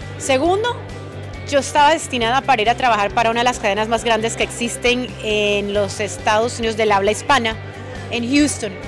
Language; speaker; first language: Spanish; native; Spanish